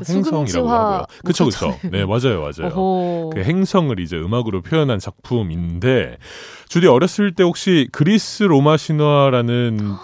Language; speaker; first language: Korean; native; Korean